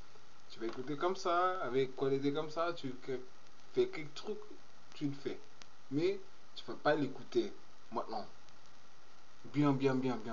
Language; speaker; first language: French; non-native, learner; Portuguese